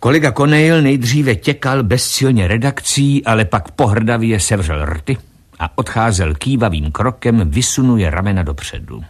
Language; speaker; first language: Czech; native; Czech